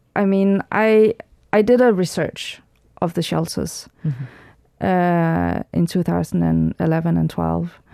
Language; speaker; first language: English; early bilingual, heritage; Danish